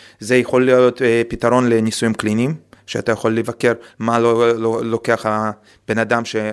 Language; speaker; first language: Hebrew; non-native, fluent; Russian